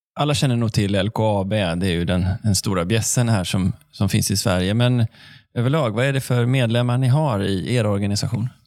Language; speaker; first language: Swedish; native; Swedish